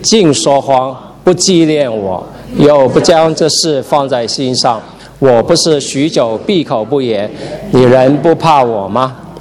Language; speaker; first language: Chinese; native; Chinese